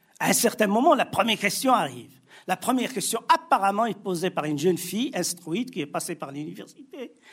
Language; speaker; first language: French; non-native, local second language; Arabic